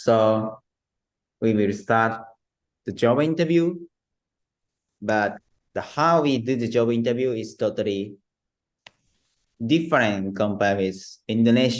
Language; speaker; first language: English; non-native, learner; Japanese